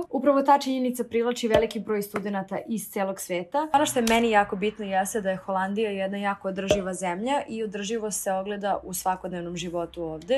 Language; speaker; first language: Serbian; native; Serbian